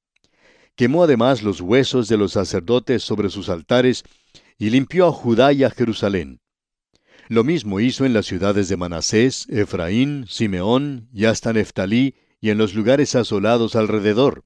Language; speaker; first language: Spanish; native; Spanish